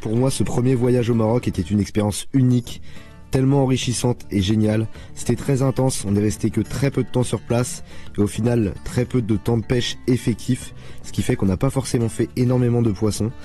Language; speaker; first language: French; native; French